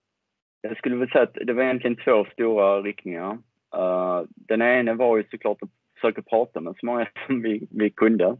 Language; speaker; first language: Swedish; native; Swedish